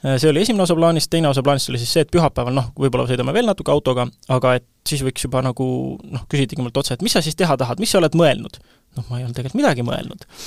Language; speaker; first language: Estonian; native; Estonian